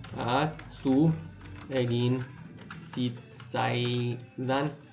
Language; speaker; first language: Basque; non-native, learner; English